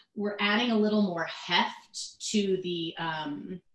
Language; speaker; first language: English; native; English